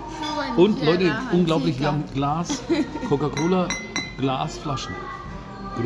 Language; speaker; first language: German; early bilingual, other home language; Turkish